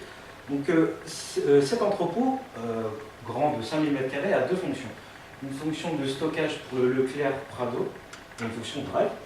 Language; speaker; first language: French; native; French